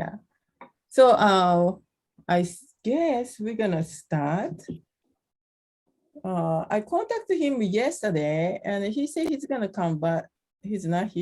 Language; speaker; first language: English; non-native, learner; Japanese